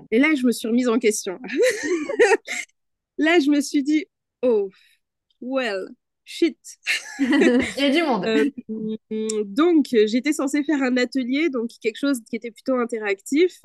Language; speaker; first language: French; non-native, fluent; Spanish